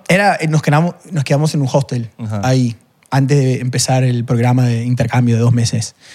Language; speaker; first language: Spanish; non-native, fluent; English